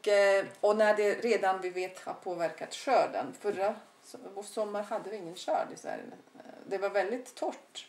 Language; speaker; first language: Swedish; non-native, fluent; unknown